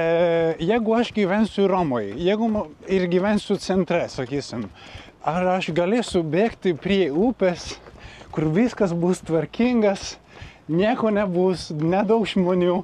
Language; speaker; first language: Lithuanian; non-native, learner; Italian